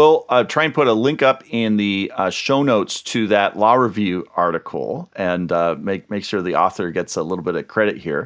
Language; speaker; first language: English; native; English